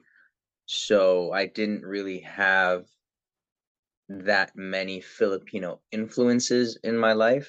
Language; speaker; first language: English; native; English